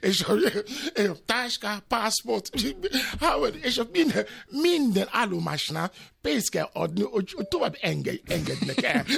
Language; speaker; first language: Hungarian; non-native, learner; Albanian